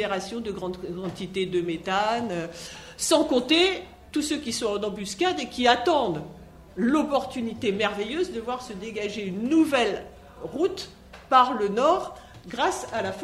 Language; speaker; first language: French; native; French